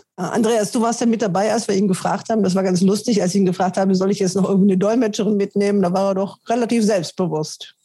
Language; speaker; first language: German; native; German